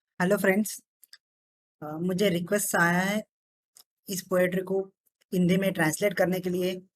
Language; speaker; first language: Hindi; non-native, local second language; Telugu